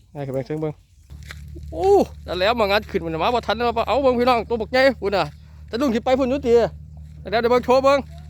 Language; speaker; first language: Thai; native; Thai